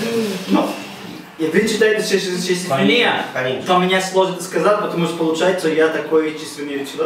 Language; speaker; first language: Russian; non-native, learner; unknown